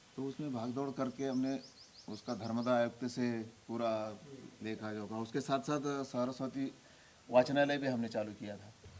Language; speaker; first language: Hindi; non-native, local second language; Marathi